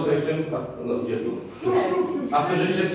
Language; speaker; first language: Polish; native; Polish